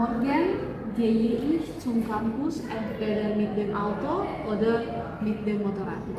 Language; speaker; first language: German; non-native, learner; Indonesian